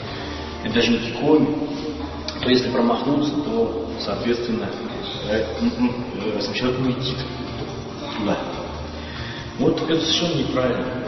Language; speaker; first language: Russian; native; Russian